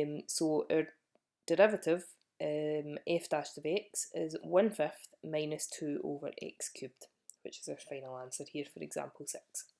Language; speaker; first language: English; native; English